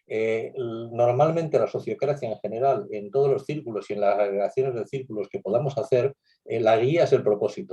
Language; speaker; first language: Spanish; native; Spanish